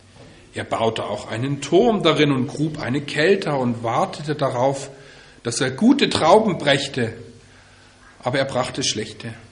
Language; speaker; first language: German; native; German